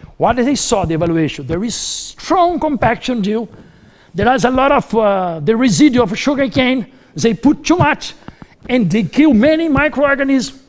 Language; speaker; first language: English; non-native, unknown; Portuguese